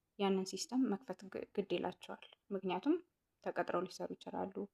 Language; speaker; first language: Amharic; non-native, local second language; Tigrinya